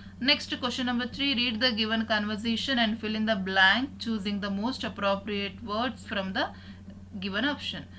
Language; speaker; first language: English; non-native, local second language; Kannada